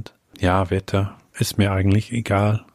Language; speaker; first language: German; non-native, fluent; English